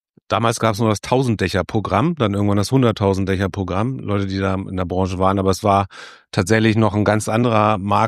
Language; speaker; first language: German; native; German